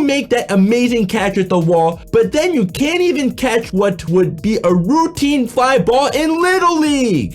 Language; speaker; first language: English; native; English